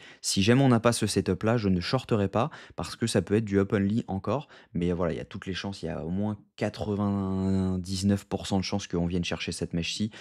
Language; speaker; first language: French; native; French